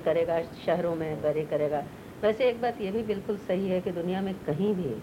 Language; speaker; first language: Hindi; native; Hindi